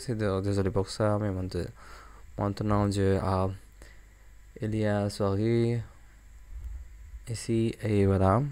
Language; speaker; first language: French; non-native, learner; English